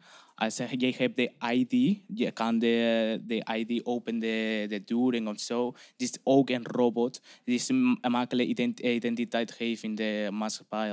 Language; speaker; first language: Dutch; non-native, learner; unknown